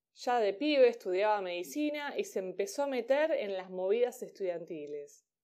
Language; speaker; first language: Spanish; native; Spanish